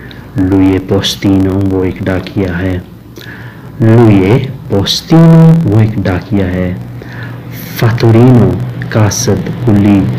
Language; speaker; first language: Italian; non-native, fluent; Urdu